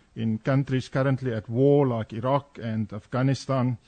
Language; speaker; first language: English; non-native, local second language; Afrikaans